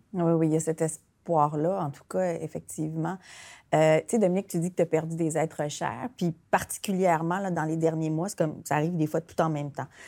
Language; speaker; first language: French; native; French